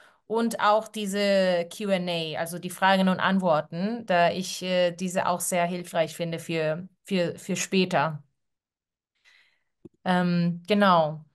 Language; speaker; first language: German; non-native, fluent; Spanish